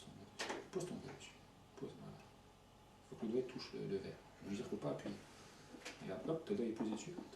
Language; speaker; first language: French; native; French